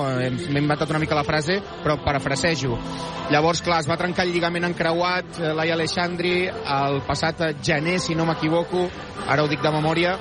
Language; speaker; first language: Catalan; native; Catalan